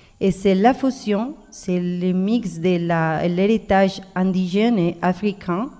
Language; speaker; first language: French; non-native, learner; Spanish